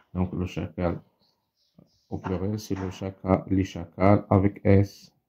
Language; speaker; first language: French; non-native, local second language; Arabic